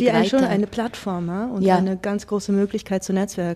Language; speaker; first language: German; native; German